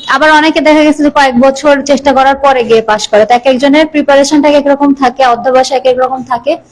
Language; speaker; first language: Bangla; native; Bangla